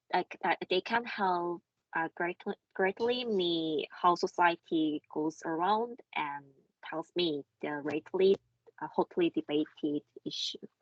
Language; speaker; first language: English; non-native, learner; Korean